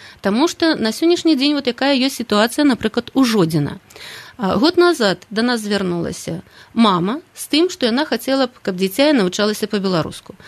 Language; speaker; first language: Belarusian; native; Belarusian